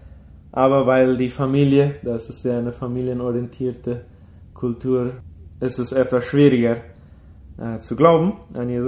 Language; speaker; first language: German; early bilingual, heritage; German